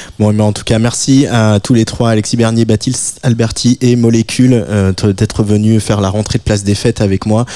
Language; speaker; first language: French; native; French